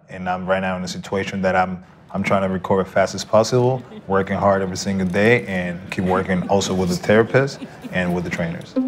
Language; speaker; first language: English; non-native, fluent; Spanish